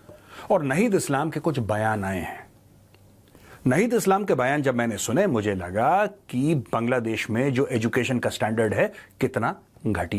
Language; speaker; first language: Hindi; native; Hindi